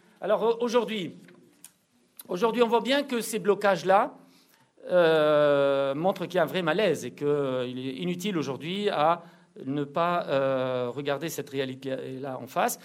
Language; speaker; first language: French; non-native, local second language; Arabic